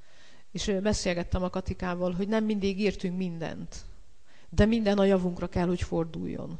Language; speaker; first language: Hungarian; native; Hungarian